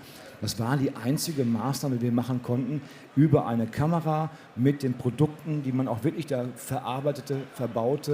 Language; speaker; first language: German; native; German